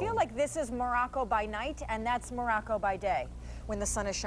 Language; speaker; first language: English; native; English